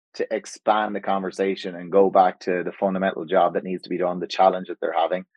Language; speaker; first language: English; native; English